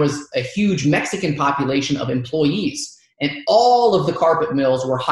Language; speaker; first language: English; early bilingual, other home language; Arabic